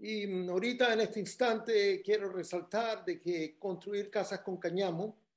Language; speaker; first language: Spanish; native; Spanish